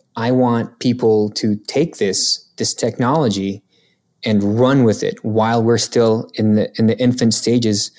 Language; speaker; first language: English; non-native, local second language; Filipino